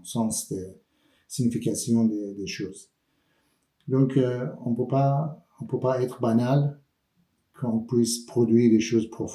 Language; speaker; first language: French; non-native, fluent; Persian